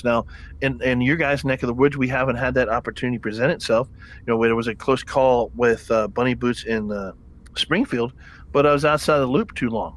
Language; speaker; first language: English; native; English